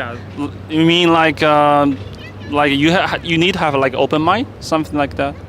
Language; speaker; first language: English; non-native, fluent; Chinese